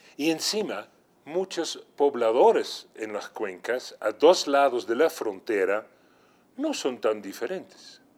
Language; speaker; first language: Spanish; non-native, fluent; Dutch